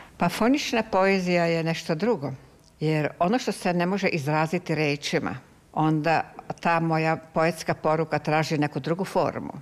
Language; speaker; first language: Serbian; non-native, local second language; Hungarian